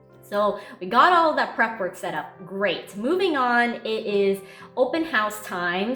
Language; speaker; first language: English; native; English